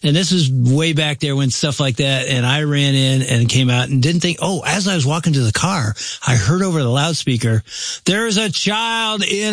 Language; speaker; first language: English; native; English